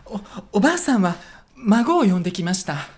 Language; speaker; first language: Japanese; early bilingual, other home language; Russian